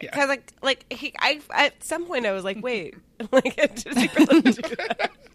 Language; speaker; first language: English; native; English